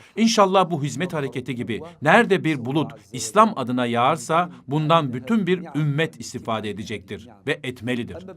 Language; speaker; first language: Turkish; non-native, fluent; Arabic